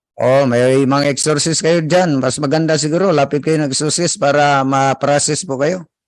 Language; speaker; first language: Filipino; non-native, local second language; Cebuano